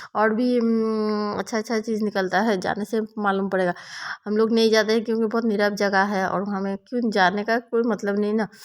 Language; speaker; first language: Hindi; non-native, local second language; Bangla